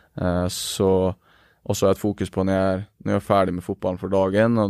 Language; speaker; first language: Swedish; non-native, fluent; Norwegian